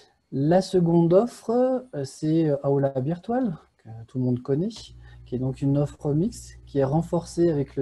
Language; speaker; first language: French; native; French